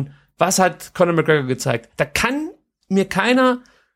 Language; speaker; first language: German; native; German